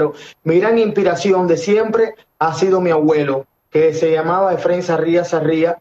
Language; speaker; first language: Spanish; native; Spanish